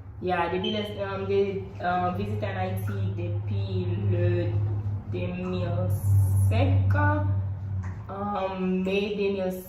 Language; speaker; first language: Haitian Creole; early bilingual, heritage; Haitian Creole